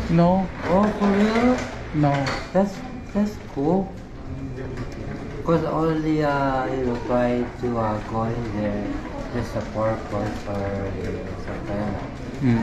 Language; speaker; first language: English; non-native, local second language; Filipino